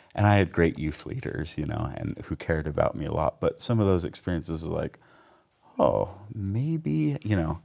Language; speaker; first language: English; native; English